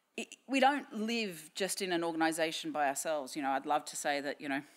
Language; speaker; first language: English; native; English